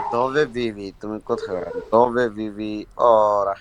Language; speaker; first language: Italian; non-native, learner; Bangla